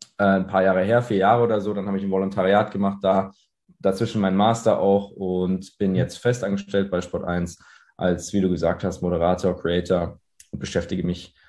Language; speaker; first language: German; early bilingual, other home language; English